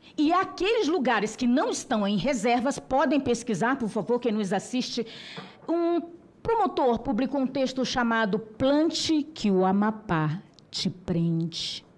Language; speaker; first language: Portuguese; non-native, local second language; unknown